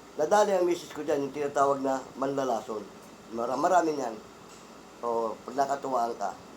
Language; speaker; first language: Filipino; non-native, local second language; Cebuano